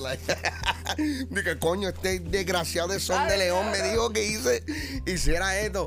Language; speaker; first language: Spanish; early bilingual, heritage; Spanish